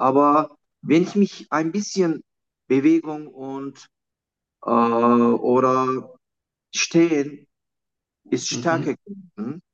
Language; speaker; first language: German; non-native, learner; Turkish